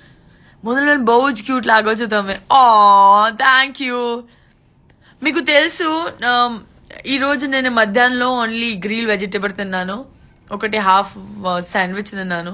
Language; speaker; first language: Telugu; non-native, learner; Gujarati